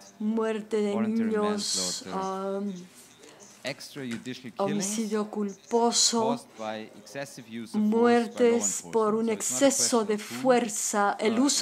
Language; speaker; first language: Spanish; non-native, learner; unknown